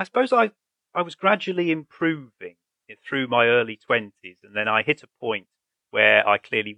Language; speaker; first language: English; native; English